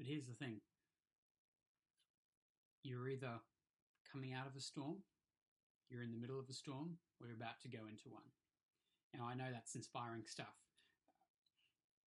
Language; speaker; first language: English; native; English